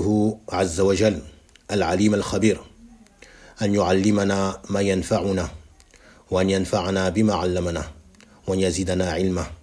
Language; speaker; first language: Arabic; non-native, fluent; French